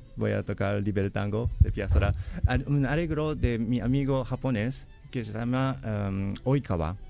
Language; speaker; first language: Spanish; non-native, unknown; Japanese